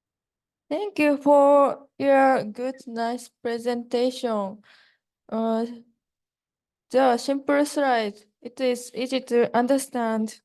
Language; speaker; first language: English; non-native, fluent; Japanese